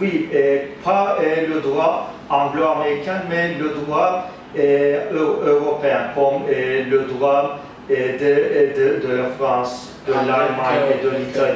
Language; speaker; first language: French; non-native, fluent; Turkish